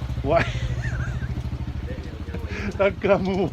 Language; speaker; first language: Indonesian; non-native, learner; English